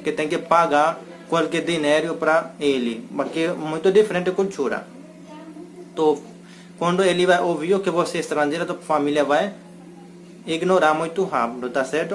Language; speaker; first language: Portuguese; non-native, learner; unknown